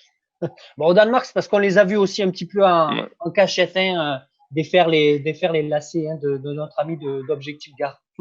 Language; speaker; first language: French; native; French